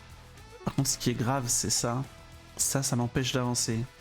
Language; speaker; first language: French; native; French